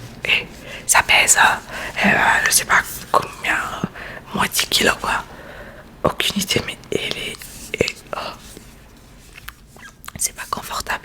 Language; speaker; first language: French; non-native, learner; Spanish